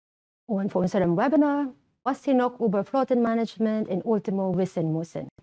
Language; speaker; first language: German; non-native, fluent; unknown